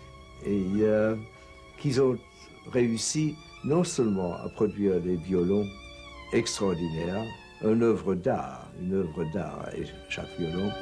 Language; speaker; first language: French; non-native, fluent; English